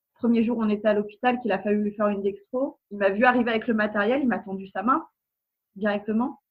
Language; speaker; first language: French; native; French